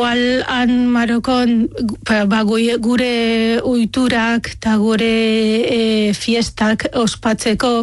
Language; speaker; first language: Basque; non-native, fluent; Arabic